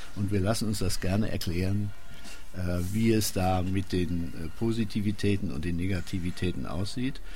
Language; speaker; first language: German; native; German